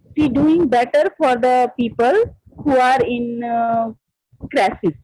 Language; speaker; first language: English; non-native, learner; Hindi